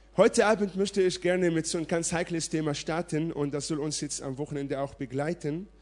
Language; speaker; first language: German; non-native, fluent; Arabic